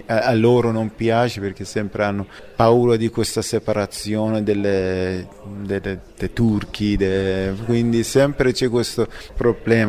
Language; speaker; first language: Italian; non-native, fluent; Persian